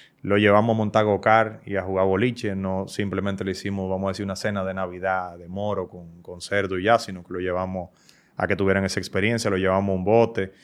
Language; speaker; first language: Spanish; native; Spanish